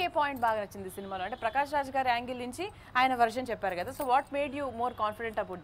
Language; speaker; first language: Telugu; native; Telugu